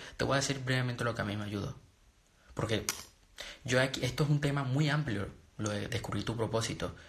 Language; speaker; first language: Spanish; native; Spanish